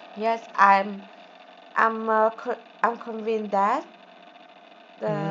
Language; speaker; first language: English; non-native, learner; Vietnamese